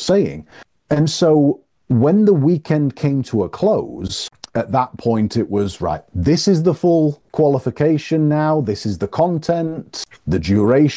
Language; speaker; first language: English; native; English